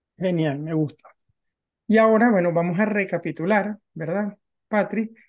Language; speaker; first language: Spanish; native; Spanish